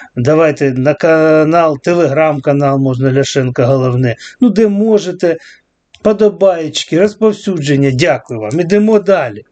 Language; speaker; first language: Ukrainian; non-native, local second language; Russian